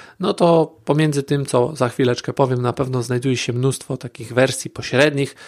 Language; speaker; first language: Polish; native; Polish